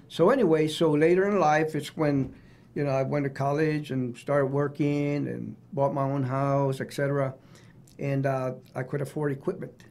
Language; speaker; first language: English; native; English